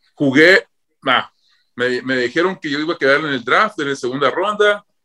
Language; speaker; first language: Spanish; native; Spanish